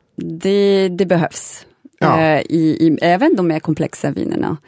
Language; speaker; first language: Swedish; non-native, fluent; French